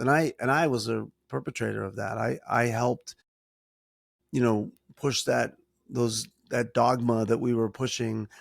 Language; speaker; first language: English; native; English